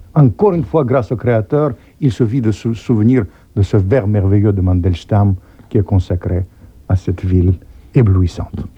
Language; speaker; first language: French; non-native, fluent; Russian